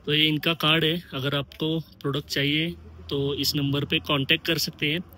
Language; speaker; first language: Hindi; non-native, local second language; Marathi